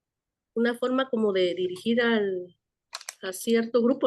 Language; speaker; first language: Spanish; native; Spanish